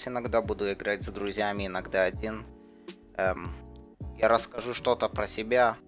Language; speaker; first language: Russian; early bilingual, heritage; Russian